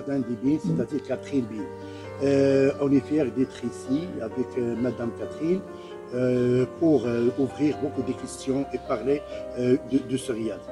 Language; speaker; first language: French; non-native, local second language; Arabic